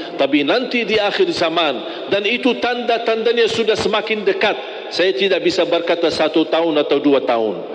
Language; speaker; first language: Malay; non-native, fluent; Arabic